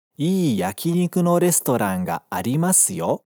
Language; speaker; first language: Japanese; non-native, fluent; Portuguese